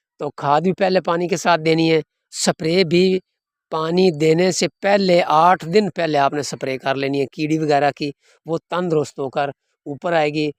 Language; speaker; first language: Urdu; non-native, local second language; Punjabi